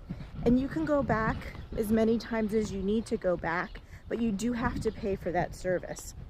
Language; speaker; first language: English; native; English